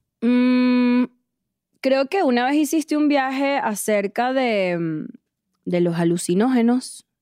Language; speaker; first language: Spanish; native; Spanish